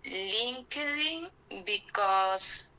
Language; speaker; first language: English; non-native, learner; Spanish